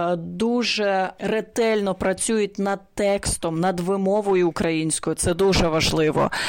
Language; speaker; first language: Ukrainian; native; Ukrainian